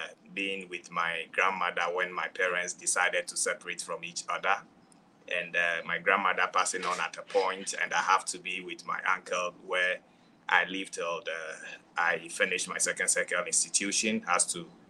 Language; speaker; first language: English; non-native, local second language; Ewe